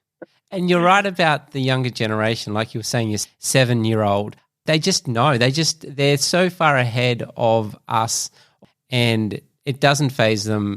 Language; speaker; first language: English; native; English